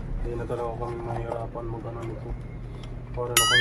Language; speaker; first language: Filipino; native; Filipino